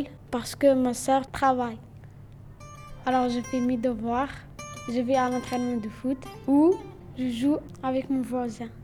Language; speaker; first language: French; non-native, learner; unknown